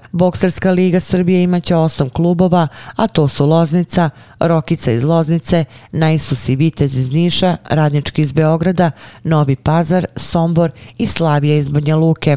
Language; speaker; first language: Bosnian; native; Bosnian